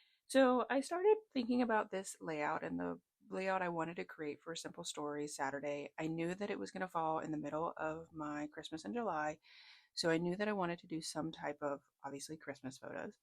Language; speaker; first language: English; native; English